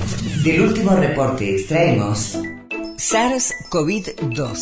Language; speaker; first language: Spanish; native; Spanish